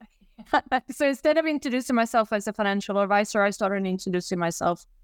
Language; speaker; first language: English; non-native, fluent; Swedish